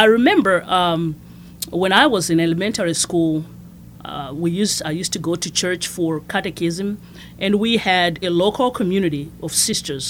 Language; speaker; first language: English; non-native, local second language; Shona